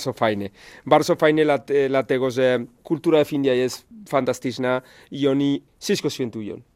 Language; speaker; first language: Polish; non-native, learner; Spanish